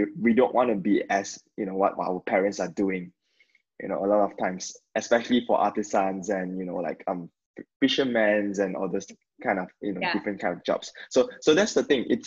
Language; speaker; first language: English; non-native, local second language; Chinese